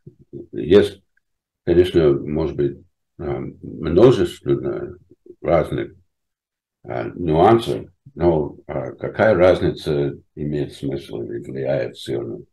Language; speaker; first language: Russian; non-native, fluent; English